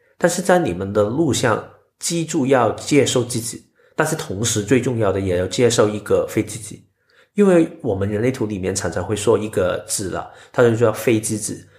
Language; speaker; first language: Chinese; non-native, local second language; Cantonese